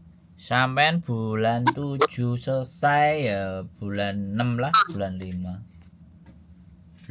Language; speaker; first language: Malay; non-native, local second language; Javanese